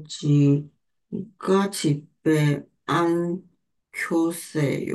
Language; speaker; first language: Korean; non-native, learner; Chinese